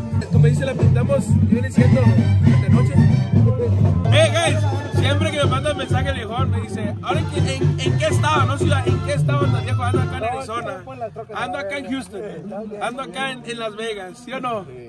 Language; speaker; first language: Spanish; early bilingual, heritage; Spanish